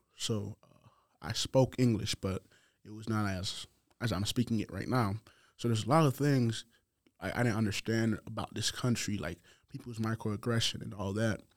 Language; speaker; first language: English; non-native, fluent; Haitian Creole